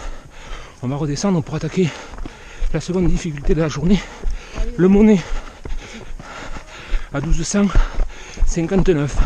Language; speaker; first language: French; native; French